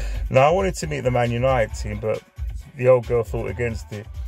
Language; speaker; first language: English; early bilingual, other home language; Greek